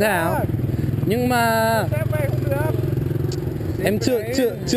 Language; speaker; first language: Vietnamese; non-native, fluent; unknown